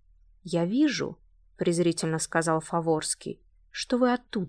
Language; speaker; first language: Russian; native; Russian